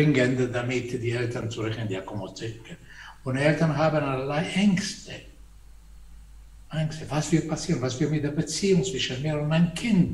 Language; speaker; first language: German; non-native, fluent; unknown